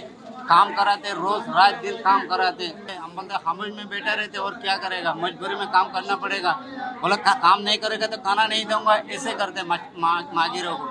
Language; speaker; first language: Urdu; non-native, local second language; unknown